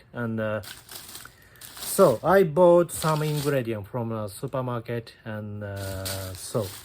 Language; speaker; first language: English; non-native, learner; Japanese